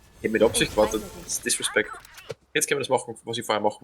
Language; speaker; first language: German; native; German